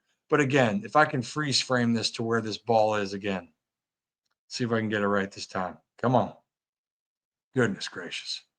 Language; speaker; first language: English; native; English